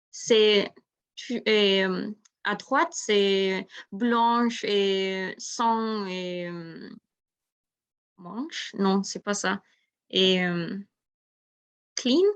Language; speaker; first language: French; non-native, learner; Spanish